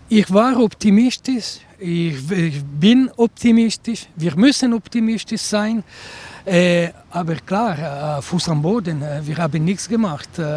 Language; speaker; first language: German; non-native, local second language; Italian